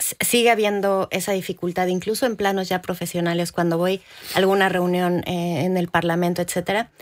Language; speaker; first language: Spanish; native; Spanish